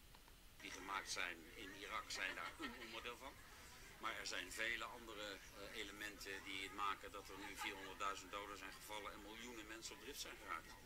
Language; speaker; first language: Dutch; native; Dutch